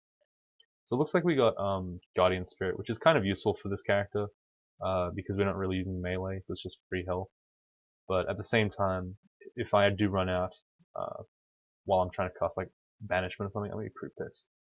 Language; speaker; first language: English; native; English